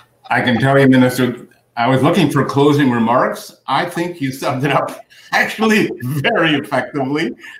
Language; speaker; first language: English; native; English